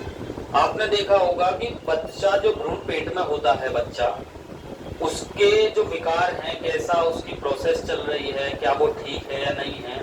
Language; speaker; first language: Hindi; native; Hindi